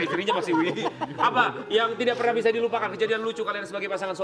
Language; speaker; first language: Indonesian; native; Indonesian